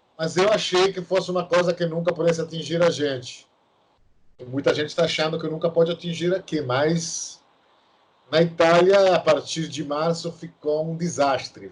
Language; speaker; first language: Portuguese; non-native, fluent; Italian